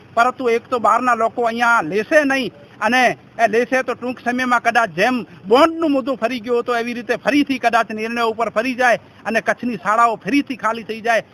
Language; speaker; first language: Gujarati; non-native, local second language; Kachhi